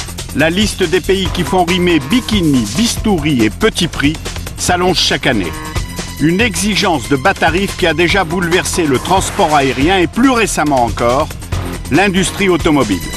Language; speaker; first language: French; native; French